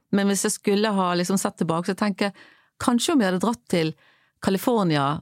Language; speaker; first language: Norwegian; non-native, fluent; English